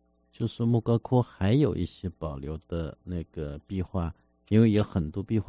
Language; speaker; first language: Chinese; native; Chinese